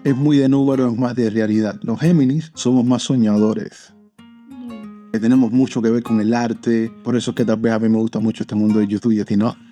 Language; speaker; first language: Spanish; native; Spanish